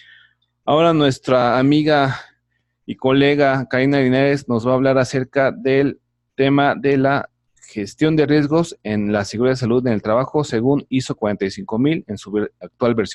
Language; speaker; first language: Spanish; native; Spanish